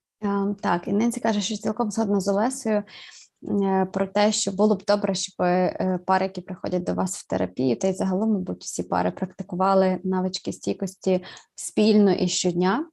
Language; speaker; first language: Ukrainian; native; Ukrainian